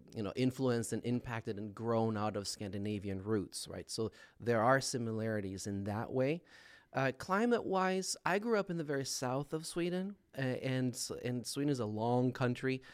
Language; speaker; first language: English; non-native, fluent; Swedish